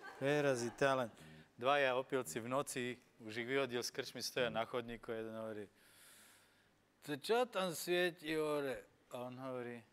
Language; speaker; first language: Slovak; native; Slovak